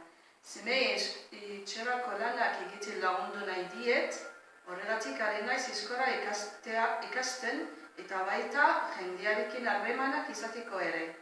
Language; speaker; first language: Basque; non-native, learner; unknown